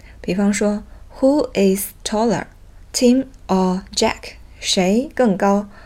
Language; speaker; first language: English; non-native, fluent; Chinese